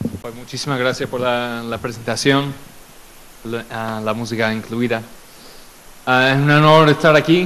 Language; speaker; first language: Spanish; non-native, fluent; English